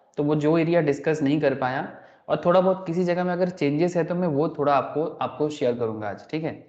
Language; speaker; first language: Hindi; non-native, local second language; Bangla